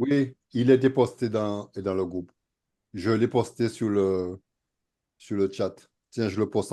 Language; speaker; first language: French; native; French